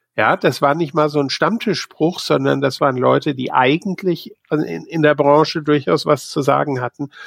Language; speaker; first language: German; native; German